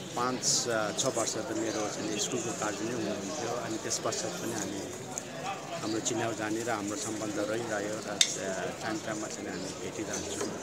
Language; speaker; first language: Nepali; non-native, local second language; Sherpa